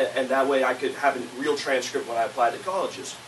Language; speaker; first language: English; native; English